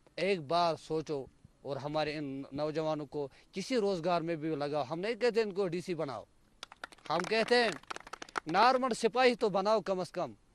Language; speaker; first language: Hindi; non-native, local second language; Kashmiri